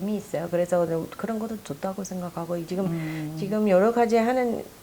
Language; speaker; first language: Korean; non-native, fluent; English